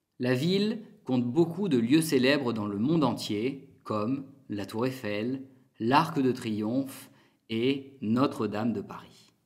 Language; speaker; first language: French; native; French